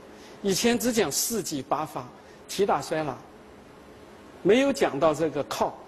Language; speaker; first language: Chinese; native; Chinese